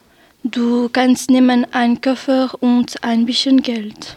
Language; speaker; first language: German; non-native, learner; French